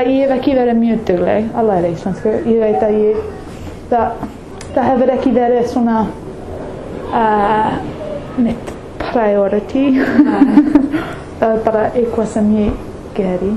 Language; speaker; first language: Icelandic; non-native, learner; English